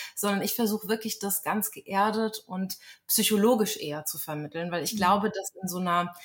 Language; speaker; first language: German; native; German